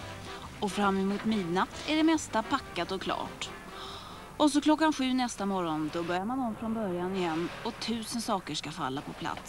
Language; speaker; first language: Swedish; native; Swedish